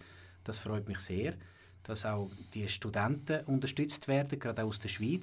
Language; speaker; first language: German; native; German